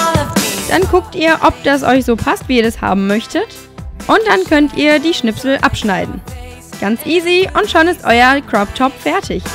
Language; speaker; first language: German; native; German